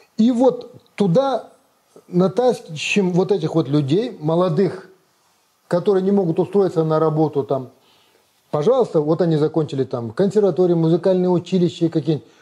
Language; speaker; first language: Russian; non-native, local second language; Kazakh